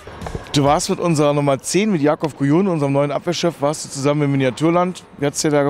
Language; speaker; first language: German; native; German